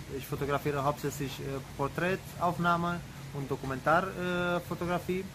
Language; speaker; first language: German; non-native, fluent; Romanian